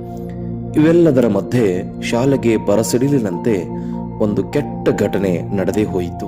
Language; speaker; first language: Kannada; native; Kannada